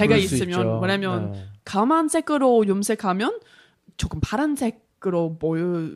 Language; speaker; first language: Korean; non-native, learner; English